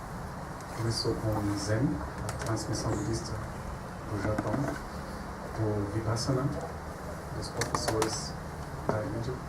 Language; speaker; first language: Portuguese; non-native, fluent; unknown